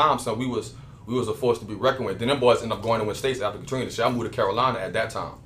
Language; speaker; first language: English; native; English